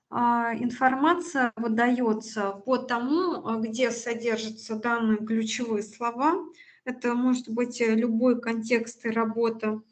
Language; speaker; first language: Russian; native; Russian